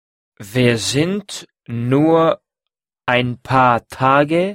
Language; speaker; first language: German; non-native, learner; French